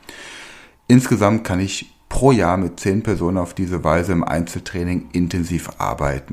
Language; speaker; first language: German; native; German